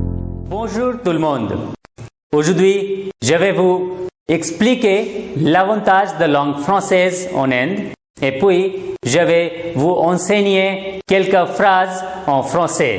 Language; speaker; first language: French; non-native, fluent; Hindi